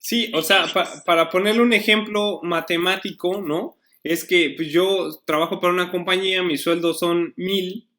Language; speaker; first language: Spanish; native; Spanish